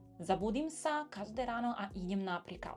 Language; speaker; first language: Slovak; non-native, learner; Italian